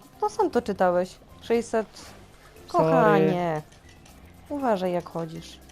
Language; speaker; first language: Polish; native; Polish